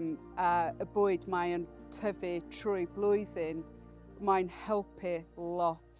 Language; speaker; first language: Welsh; non-native, learner; English